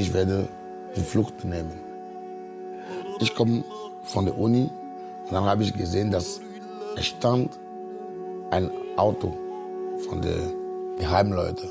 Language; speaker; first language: German; non-native, fluent; Ewe